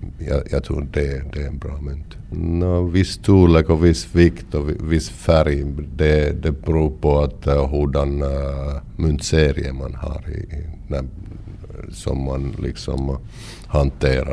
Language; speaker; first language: Swedish; non-native, local second language; Finnish